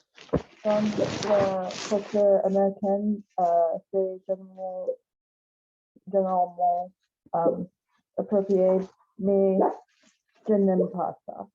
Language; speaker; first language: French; non-native, learner; English